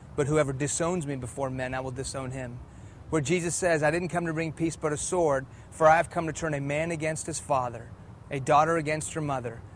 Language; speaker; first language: English; early bilingual, other home language; Persian